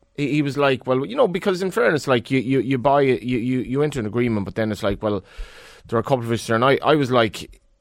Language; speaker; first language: English; native; English